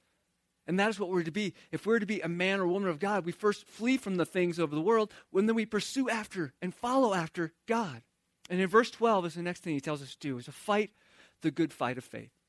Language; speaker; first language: English; native; English